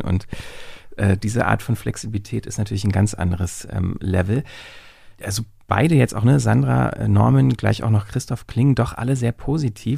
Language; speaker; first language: German; native; German